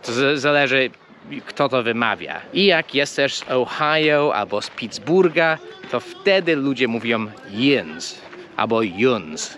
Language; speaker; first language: Polish; non-native, fluent; English